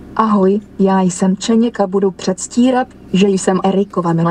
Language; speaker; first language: Czech; native; Czech